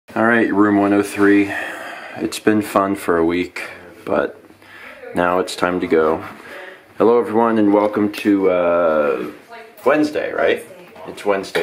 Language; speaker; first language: English; native; English